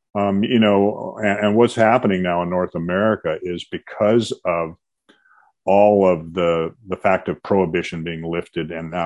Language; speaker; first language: English; native; English